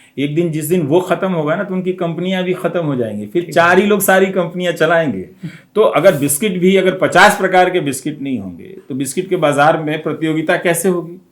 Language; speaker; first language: Hindi; non-native, local second language; Bhojpuri